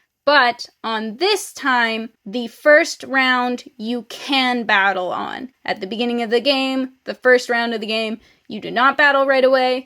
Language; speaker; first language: English; native; English